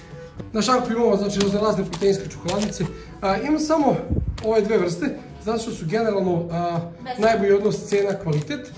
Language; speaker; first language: Croatian; native; Croatian